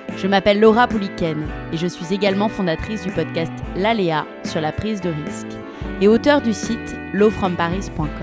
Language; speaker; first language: French; native; French